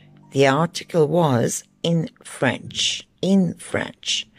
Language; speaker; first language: English; non-native, fluent; Turkish